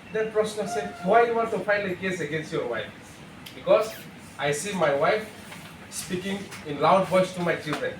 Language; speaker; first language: English; non-native, local second language; Bangla